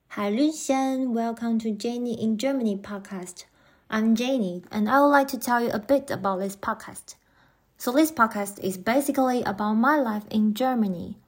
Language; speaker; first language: English; non-native, fluent; Chinese